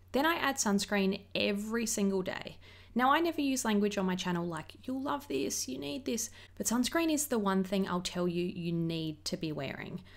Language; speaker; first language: English; native; English